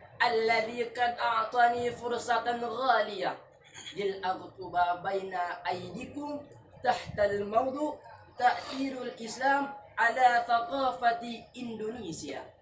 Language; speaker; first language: Arabic; non-native, learner; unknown